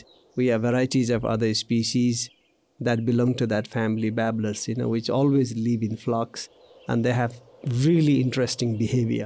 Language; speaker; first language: English; non-native, local second language; Nepali